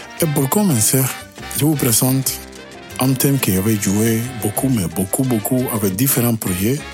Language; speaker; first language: French; non-native, learner; Spanish